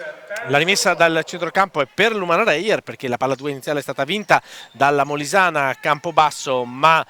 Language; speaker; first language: Italian; native; Italian